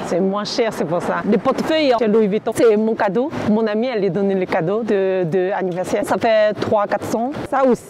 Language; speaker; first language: French; non-native, learner; Chinese